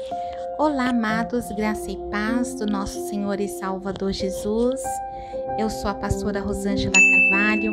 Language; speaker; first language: Portuguese; native; Portuguese